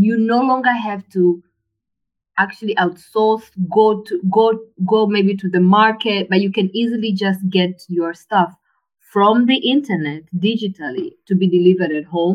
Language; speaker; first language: English; non-native, local second language; Swahili